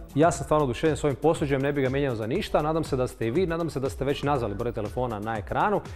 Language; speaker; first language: Serbian; native; Serbian